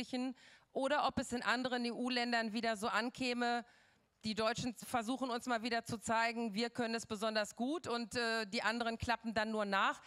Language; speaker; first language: German; native; German